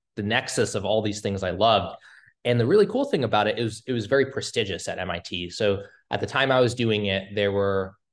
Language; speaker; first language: English; native; English